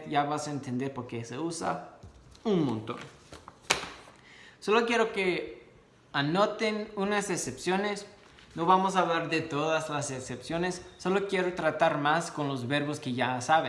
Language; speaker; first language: Spanish; non-native, fluent; English